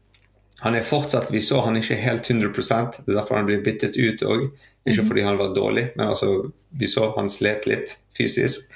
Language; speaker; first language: Norwegian; non-native, fluent; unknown